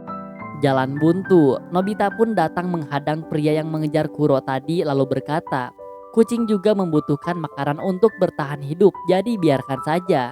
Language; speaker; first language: Indonesian; native; Indonesian